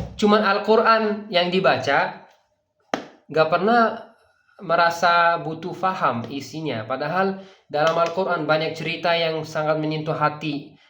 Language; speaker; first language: Indonesian; non-native, fluent; Persian